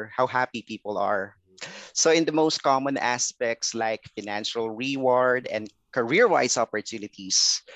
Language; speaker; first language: English; non-native, local second language; Filipino